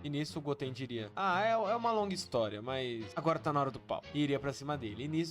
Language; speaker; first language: Portuguese; native; Portuguese